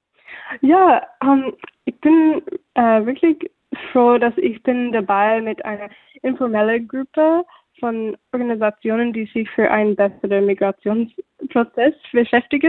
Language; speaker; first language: German; non-native, fluent; English